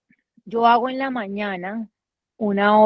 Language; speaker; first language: Spanish; native; Spanish